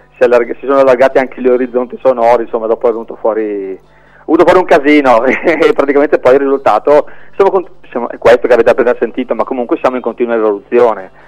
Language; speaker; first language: Italian; native; Italian